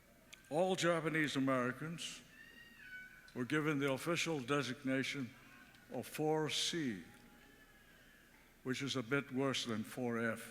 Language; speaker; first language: English; early bilingual, other home language; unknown